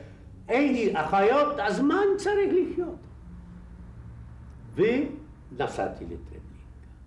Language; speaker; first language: Hebrew; non-native, fluent; Polish